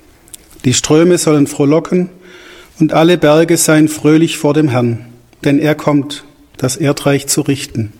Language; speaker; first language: German; native; German